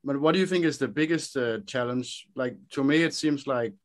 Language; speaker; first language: English; non-native, fluent; Danish